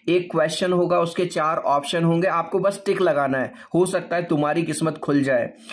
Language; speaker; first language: Hindi; native; Hindi